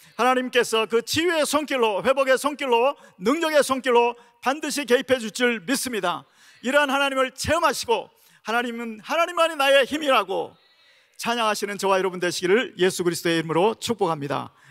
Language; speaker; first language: Korean; native; Korean